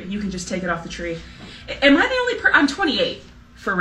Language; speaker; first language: English; native; English